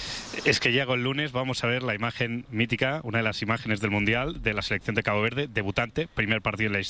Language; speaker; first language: Spanish; native; Spanish